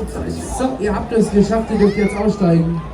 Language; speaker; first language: German; native; German